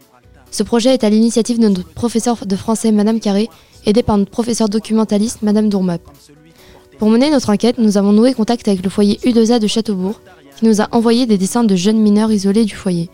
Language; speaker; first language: French; native; French